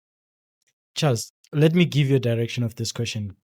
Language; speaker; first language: English; non-native, local second language; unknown